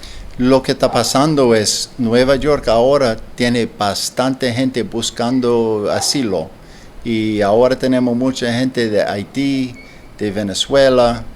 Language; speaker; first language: Spanish; non-native, learner; English